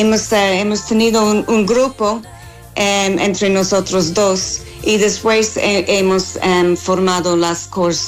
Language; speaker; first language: Spanish; non-native, fluent; English